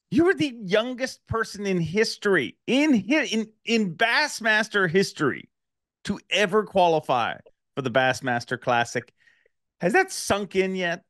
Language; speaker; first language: English; native; English